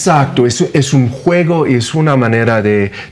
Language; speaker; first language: Spanish; non-native, fluent; English